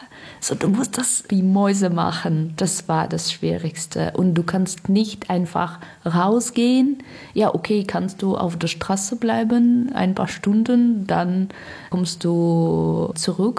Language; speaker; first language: German; non-native, learner; Russian